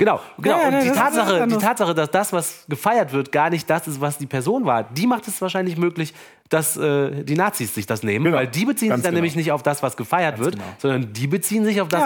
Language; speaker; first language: German; native; German